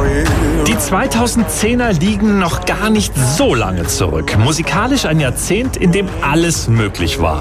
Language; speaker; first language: German; native; German